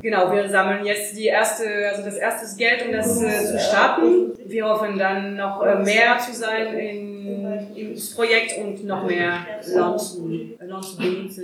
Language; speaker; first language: German; non-native, learner; French